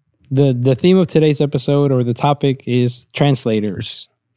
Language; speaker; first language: English; early bilingual, other home language; Spanish